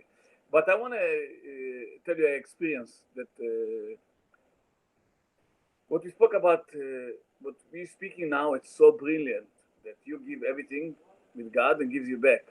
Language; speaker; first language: English; non-native, learner; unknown